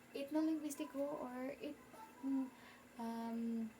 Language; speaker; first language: Filipino; non-native, local second language; Surigaonon